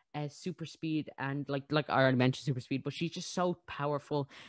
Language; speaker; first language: English; native; English